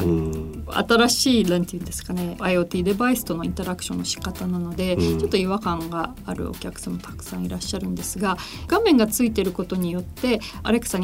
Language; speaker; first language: Japanese; native; Japanese